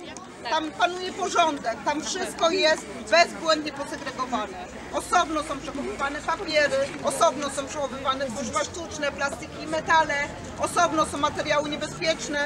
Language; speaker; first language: Polish; native; Polish